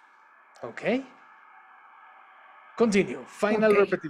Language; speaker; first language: English; non-native, fluent; Spanish